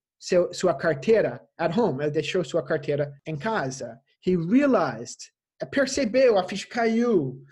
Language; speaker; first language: Portuguese; non-native, fluent; English